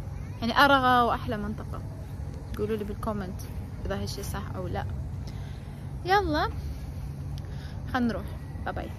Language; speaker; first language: Arabic; non-native, fluent; Persian